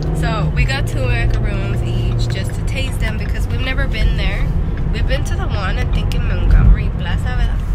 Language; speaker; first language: English; early bilingual, other home language; Spanish